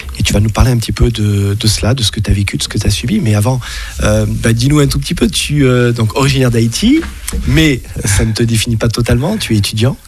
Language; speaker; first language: French; native; French